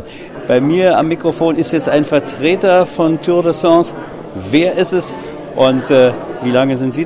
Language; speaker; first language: German; native; German